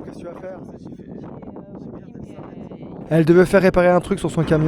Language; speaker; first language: French; native; French